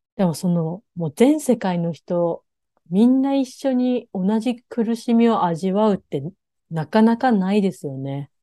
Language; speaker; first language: Japanese; native; Japanese